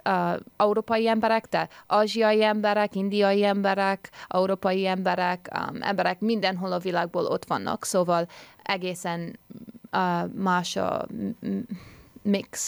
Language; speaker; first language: Hungarian; early bilingual, heritage; English